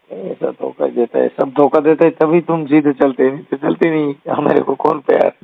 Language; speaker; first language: Hindi; non-native, local second language; Gujarati